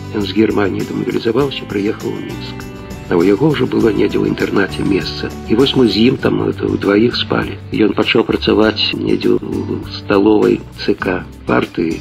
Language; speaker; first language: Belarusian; native; Belarusian